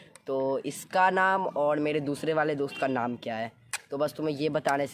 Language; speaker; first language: Hindi; native; Hindi